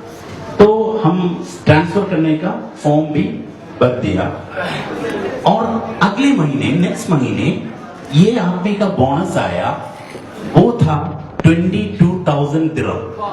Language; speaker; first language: Hindi; non-native, learner; Nepali